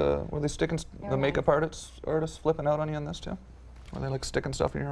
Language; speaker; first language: English; native; English